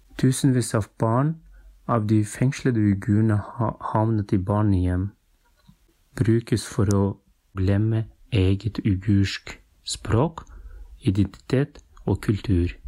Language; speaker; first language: Norwegian; non-native, fluent; Uyghur